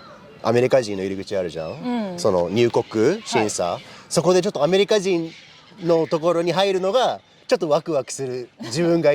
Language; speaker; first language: Japanese; early bilingual, other home language; English